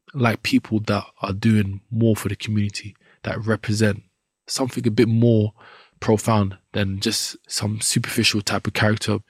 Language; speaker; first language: English; native; English